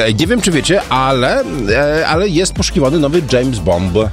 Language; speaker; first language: Polish; native; Polish